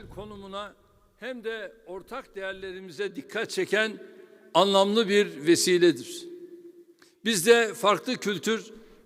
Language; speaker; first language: Turkish; native; Turkish